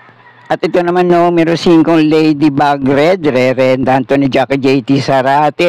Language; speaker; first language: Filipino; native; Filipino